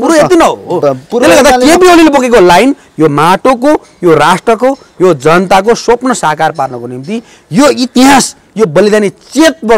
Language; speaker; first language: Nepali; native; Nepali